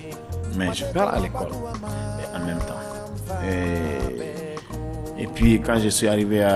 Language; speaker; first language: French; non-native, local second language; Bambara